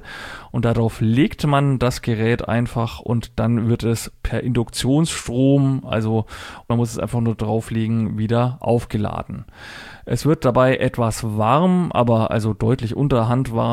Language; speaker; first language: German; native; German